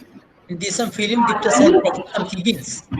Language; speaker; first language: German; non-native, fluent; Malayalam